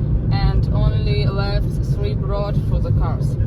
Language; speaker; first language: English; non-native, learner; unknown